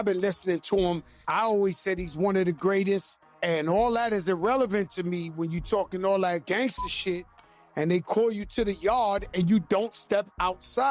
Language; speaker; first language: English; native; English